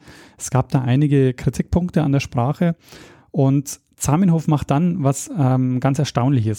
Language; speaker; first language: German; native; German